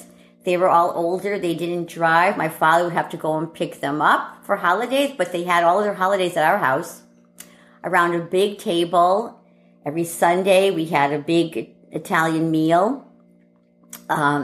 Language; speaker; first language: English; native; English